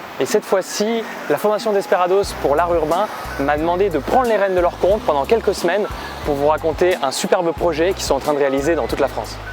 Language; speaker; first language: French; native; French